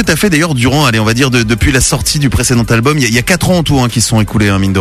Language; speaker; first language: French; native; French